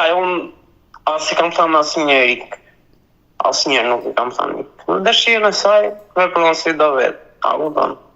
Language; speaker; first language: Albanian; native; Albanian